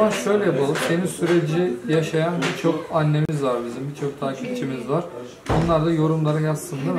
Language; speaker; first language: Turkish; native; Turkish